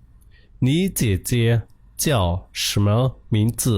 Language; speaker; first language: Chinese; non-native, fluent; Shan